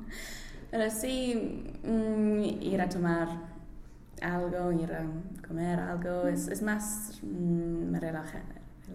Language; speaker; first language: Spanish; non-native, learner; English